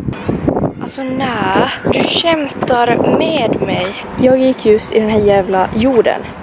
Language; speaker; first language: Swedish; native; Swedish